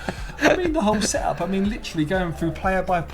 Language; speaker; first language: English; native; English